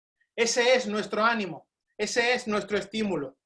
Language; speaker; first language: Spanish; native; Spanish